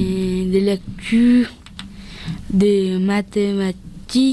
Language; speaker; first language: French; early bilingual, other home language; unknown